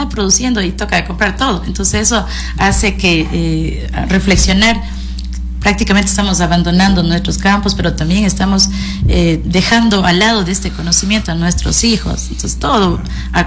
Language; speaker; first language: Spanish; native; Spanish